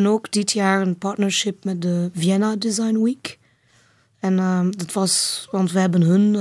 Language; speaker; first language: Dutch; non-native, learner; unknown